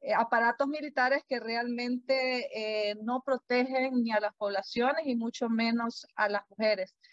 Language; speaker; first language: Spanish; native; Spanish